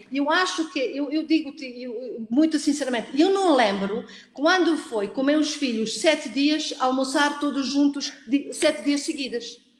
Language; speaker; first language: Portuguese; non-native, fluent; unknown